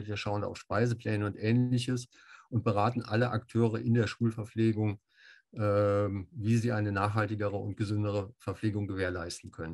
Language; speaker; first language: German; native; German